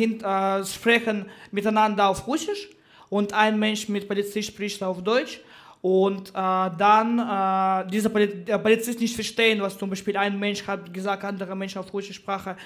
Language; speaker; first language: German; non-native, learner; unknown